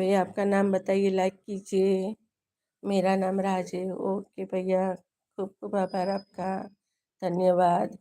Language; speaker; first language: Hindi; non-native, local second language; Gujarati